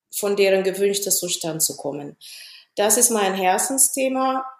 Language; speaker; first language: German; non-native, fluent; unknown